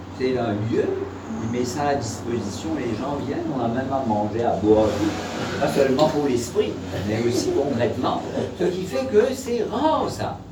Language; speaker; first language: French; non-native, local second language; Morisyen